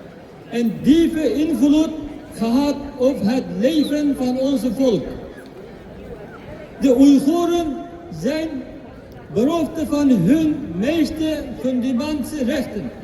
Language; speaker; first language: Dutch; non-native, fluent; Uyghur